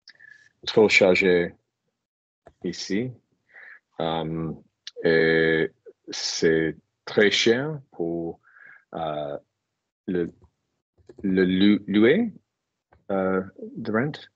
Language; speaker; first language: French; non-native, fluent; English